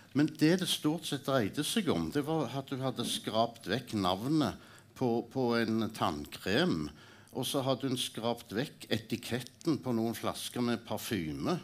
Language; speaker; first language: Norwegian; native; Norwegian